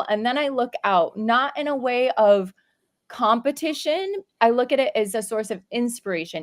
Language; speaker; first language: English; native; English